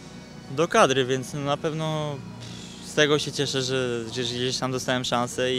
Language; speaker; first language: Polish; native; Polish